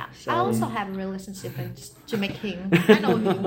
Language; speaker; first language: English; non-native, learner; Vietnamese